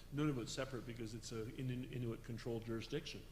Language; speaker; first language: English; native; English